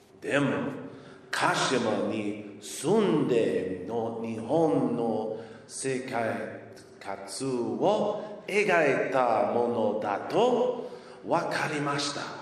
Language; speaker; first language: Japanese; non-native, learner; English